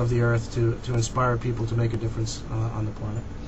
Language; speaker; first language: English; native; English